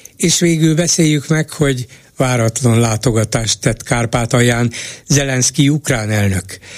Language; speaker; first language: Hungarian; native; Hungarian